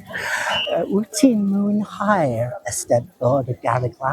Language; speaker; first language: Welsh; non-native, learner; English